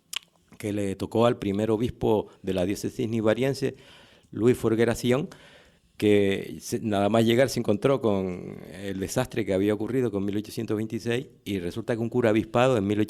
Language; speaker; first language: Spanish; native; Spanish